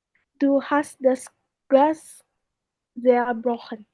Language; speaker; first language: German; non-native, learner; Indonesian